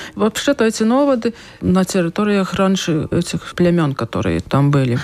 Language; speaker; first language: Russian; non-native, local second language; Latvian